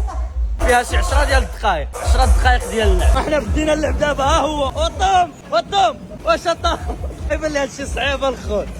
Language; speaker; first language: Arabic; native; Arabic